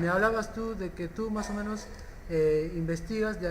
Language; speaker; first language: Spanish; native; Spanish